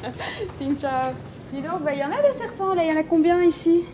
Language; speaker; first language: French; native; French